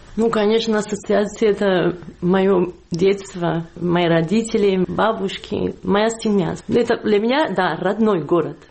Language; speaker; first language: Russian; non-native, fluent; Catalan